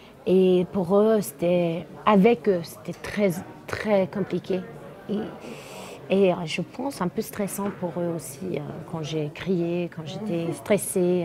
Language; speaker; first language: French; non-native, learner; English